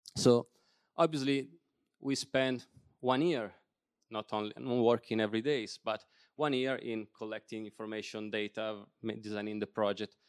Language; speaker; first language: English; non-native, fluent; Italian